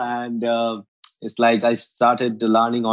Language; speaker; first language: English; non-native, local second language; Bangla